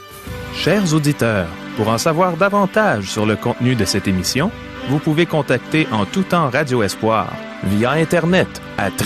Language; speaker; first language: French; native; French